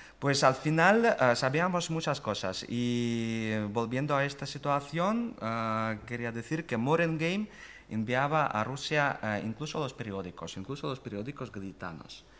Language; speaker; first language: Spanish; non-native, fluent; Russian